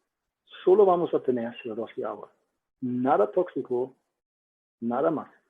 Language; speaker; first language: Spanish; non-native, learner; German